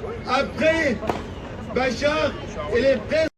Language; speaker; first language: French; non-native, fluent; Arabic